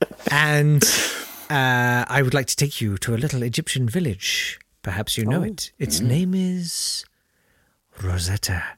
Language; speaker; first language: English; native; English